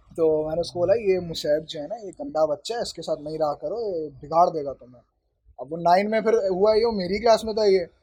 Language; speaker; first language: Urdu; native; Urdu